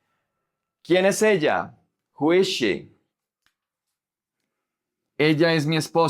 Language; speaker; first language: Spanish; non-native, fluent; English